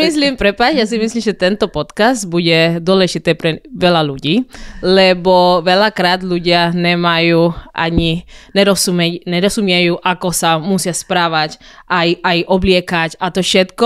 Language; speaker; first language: Slovak; non-native, fluent; Spanish